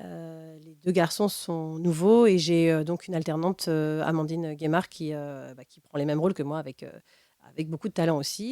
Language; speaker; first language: French; native; French